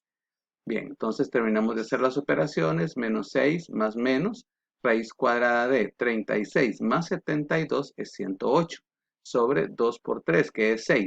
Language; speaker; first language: Spanish; native; Spanish